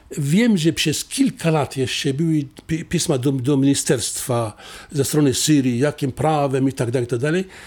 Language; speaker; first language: Polish; non-native, fluent; Assyrian Neo-Aramaic